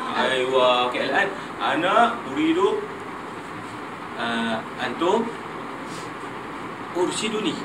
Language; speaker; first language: Arabic; non-native, learner; Malay